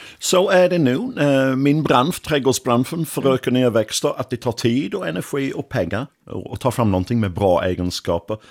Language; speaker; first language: Swedish; non-native, fluent; English